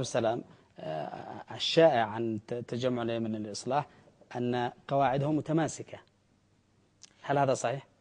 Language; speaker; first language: Arabic; native; Arabic